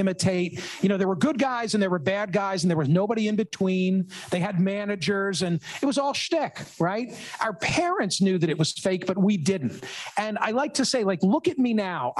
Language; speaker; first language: English; native; English